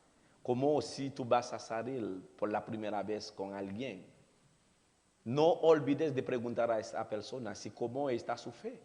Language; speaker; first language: Spanish; non-native, learner; Haitian Creole